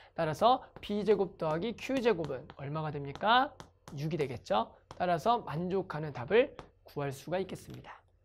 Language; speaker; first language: Korean; native; Korean